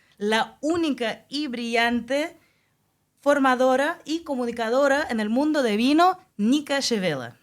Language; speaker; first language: Spanish; non-native, fluent; Russian